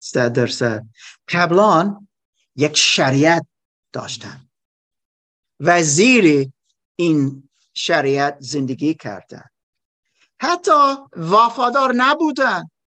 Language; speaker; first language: Persian; non-native, learner; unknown